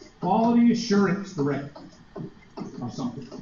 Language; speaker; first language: English; native; English